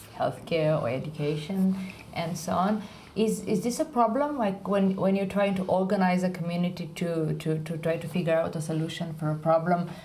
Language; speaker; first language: English; non-native, fluent; Romanian